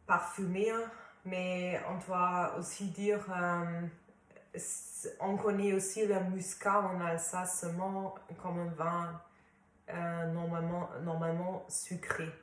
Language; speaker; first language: French; non-native, fluent; German